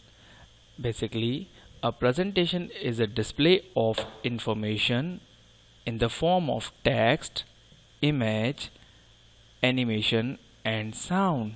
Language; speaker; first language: English; non-native, local second language; Hindi